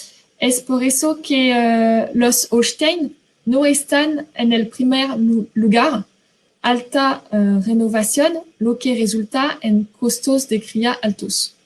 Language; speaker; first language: Spanish; non-native, fluent; French